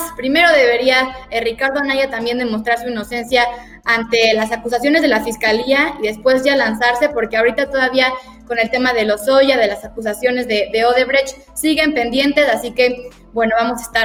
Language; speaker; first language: Spanish; native; Spanish